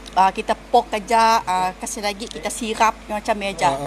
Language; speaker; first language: Malay; native; Malay